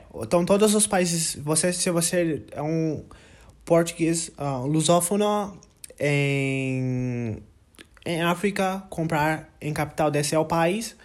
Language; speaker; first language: Portuguese; non-native, learner; English